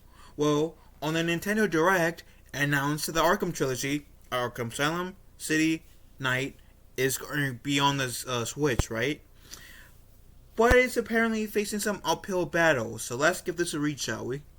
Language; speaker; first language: English; native; English